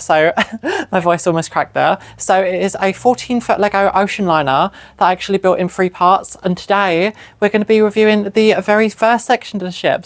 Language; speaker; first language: English; native; English